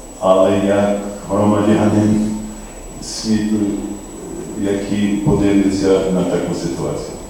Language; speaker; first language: Ukrainian; non-native, fluent; English